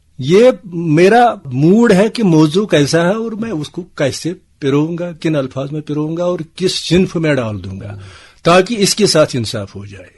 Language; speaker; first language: Urdu; non-native, local second language; Kashmiri